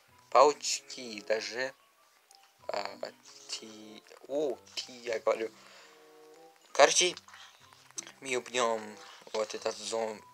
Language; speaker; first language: Russian; non-native, learner; Uzbek